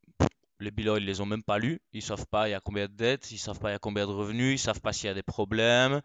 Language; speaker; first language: French; native; French